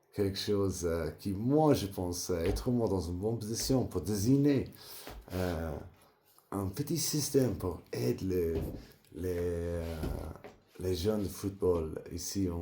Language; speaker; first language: French; non-native, learner; English